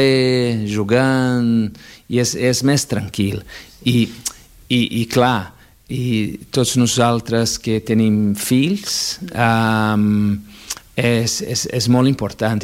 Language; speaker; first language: Catalan; non-native, fluent; Portuguese